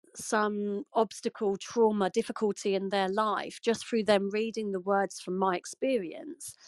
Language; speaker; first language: English; native; English